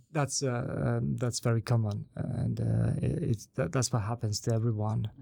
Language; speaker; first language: English; non-native, fluent; Bosnian